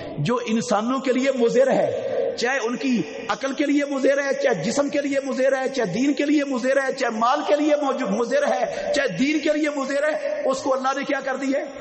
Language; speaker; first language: Urdu; non-native, local second language; Punjabi